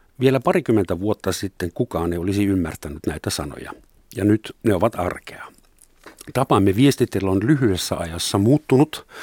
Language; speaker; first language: Finnish; non-native, fluent; German